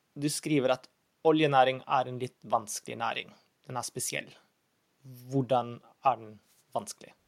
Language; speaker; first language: Norwegian; non-native, fluent; German